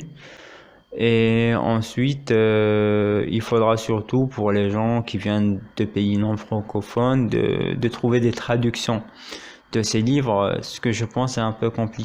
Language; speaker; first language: French; non-native, local second language; Arabic